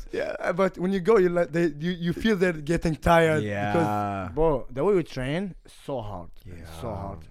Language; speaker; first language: English; non-native, fluent; Arabic